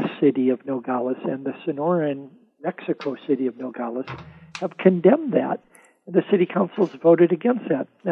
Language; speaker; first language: English; native; English